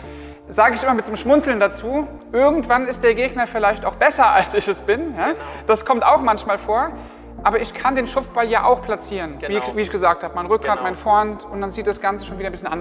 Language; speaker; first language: German; native; German